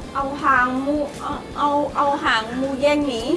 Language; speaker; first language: Thai; non-native, fluent; Korean